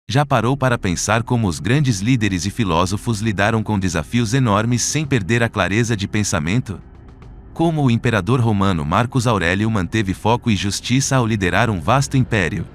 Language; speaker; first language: Portuguese; native; Portuguese